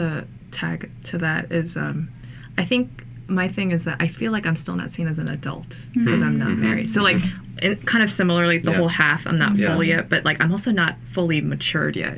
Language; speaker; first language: English; native; English